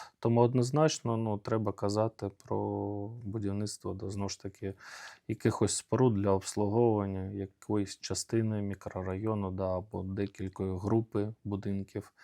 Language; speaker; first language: Ukrainian; native; Ukrainian